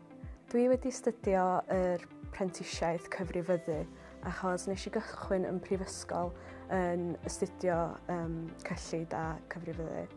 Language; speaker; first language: Welsh; native; Welsh